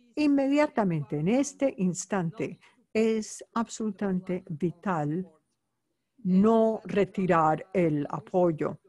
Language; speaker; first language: Spanish; non-native, fluent; Bulgarian